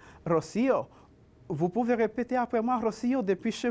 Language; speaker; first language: French; non-native, fluent; Spanish